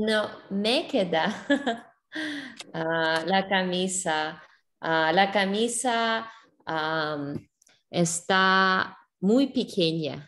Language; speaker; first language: Spanish; non-native, learner; English